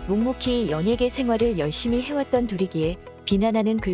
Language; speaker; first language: Korean; native; Korean